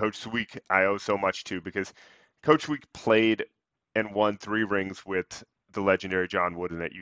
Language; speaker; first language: English; native; English